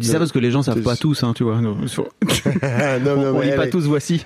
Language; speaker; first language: French; native; French